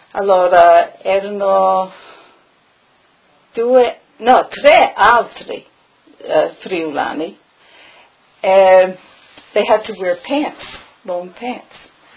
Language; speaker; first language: English; early bilingual, other home language; Friulian